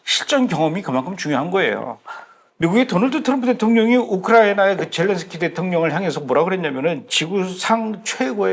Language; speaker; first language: Korean; native; Korean